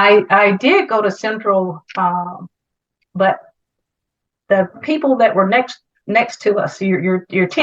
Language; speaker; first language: English; native; English